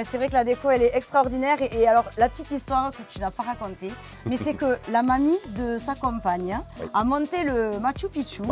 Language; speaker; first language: French; native; French